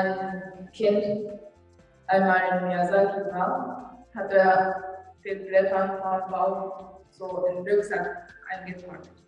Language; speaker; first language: German; non-native, fluent; Japanese